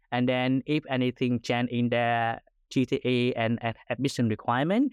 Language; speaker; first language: English; non-native, fluent; Vietnamese